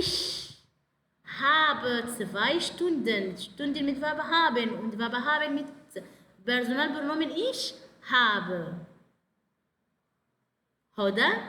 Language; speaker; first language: German; non-native, fluent; Arabic